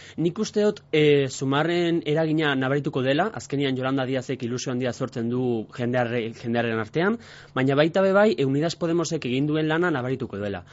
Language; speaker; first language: Basque; non-native, local second language; Spanish